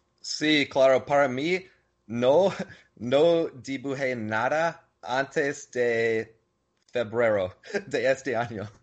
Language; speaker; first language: Spanish; non-native, learner; English